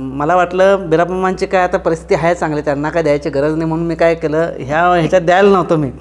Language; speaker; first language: Marathi; native; Marathi